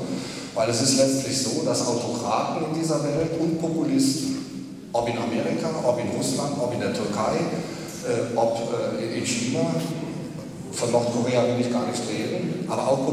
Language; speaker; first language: German; native; German